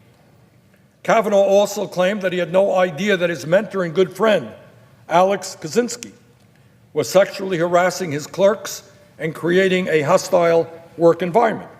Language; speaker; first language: English; native; English